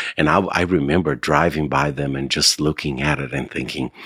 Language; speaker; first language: English; non-native, fluent; Portuguese